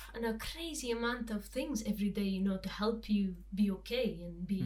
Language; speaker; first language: English; non-native, fluent; Romanian